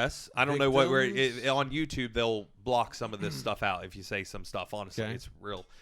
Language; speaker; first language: English; native; English